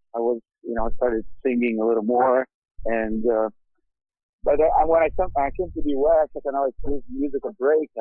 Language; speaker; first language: English; non-native, fluent; Portuguese